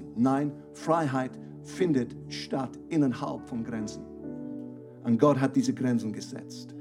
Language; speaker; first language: German; non-native, fluent; English